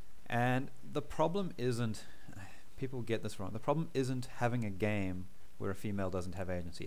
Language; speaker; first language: English; native; English